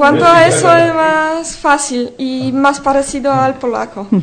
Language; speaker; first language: Spanish; non-native, fluent; Polish